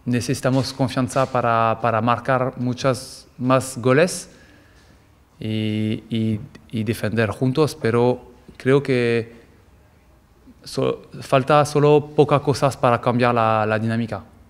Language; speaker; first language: Spanish; non-native, learner; French